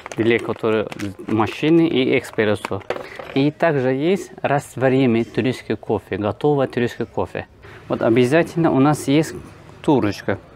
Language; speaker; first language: Russian; non-native, learner; Turkish